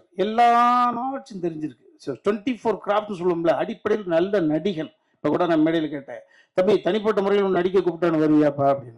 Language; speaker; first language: Tamil; native; Tamil